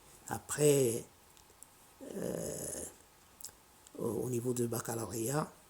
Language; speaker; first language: French; non-native, local second language; Arabic